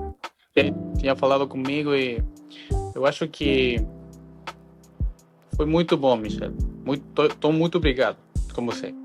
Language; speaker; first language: Portuguese; non-native, fluent; Spanish